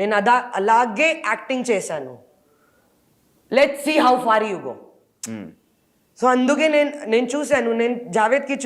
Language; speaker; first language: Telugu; non-native, learner; Hindi